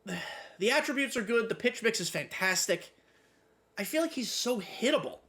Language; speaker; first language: English; native; English